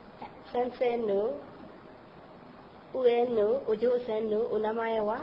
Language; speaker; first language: Japanese; non-native, learner; Burmese